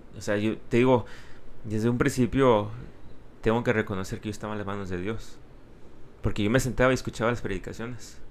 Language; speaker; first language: Spanish; early bilingual, heritage; Spanish